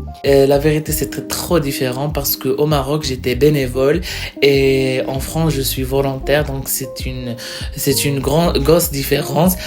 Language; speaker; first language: French; non-native, local second language; Arabic